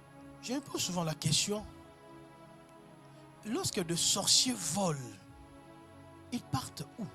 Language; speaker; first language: French; non-native, local second language; Lingala